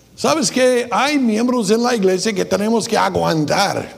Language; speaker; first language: Spanish; non-native, fluent; English